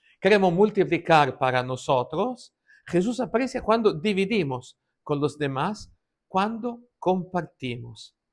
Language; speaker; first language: Spanish; non-native, fluent; Italian